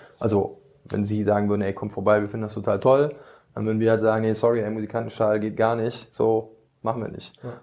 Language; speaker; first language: German; early bilingual, other home language; Bosnian